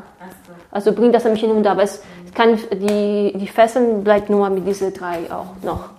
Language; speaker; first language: German; non-native, fluent; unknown